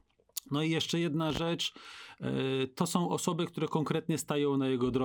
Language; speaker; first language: Polish; native; Polish